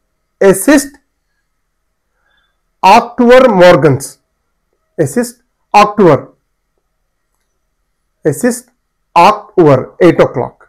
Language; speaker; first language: German; non-native, fluent; Telugu